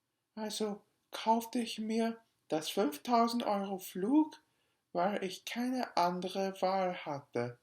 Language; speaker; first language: German; non-native, learner; English